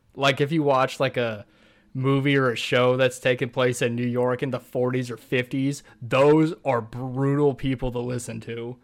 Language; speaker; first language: English; native; English